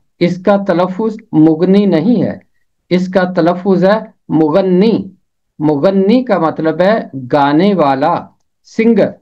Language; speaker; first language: Urdu; native; Urdu